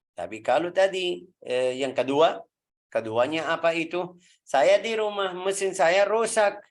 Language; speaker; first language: Indonesian; non-native, fluent; Arabic